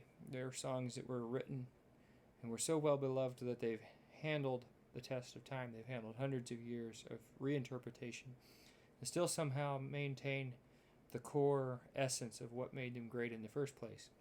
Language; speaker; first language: English; native; English